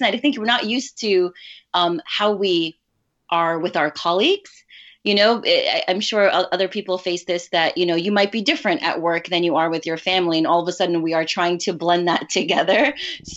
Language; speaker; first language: English; early bilingual, other home language; Urdu